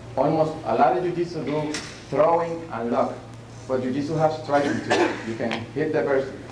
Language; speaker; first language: English; non-native, fluent; Spanish